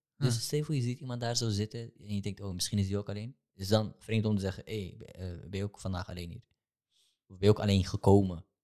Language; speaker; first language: Dutch; early bilingual, other home language; Turkish